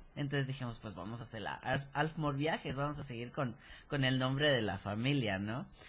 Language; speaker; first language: Spanish; native; Spanish